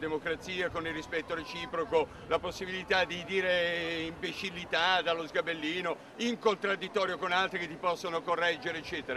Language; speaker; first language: Italian; native; Italian